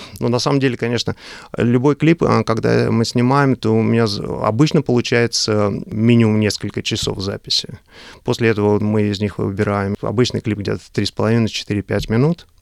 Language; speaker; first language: Russian; native; Russian